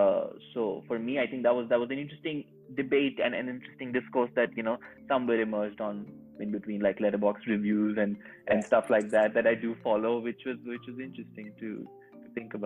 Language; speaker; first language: English; non-native, local second language; Urdu